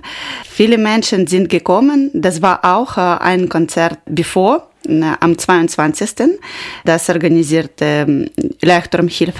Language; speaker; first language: German; non-native, learner; Ukrainian